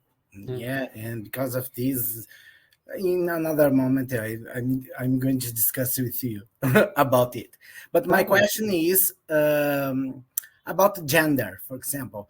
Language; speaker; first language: English; non-native, learner; Portuguese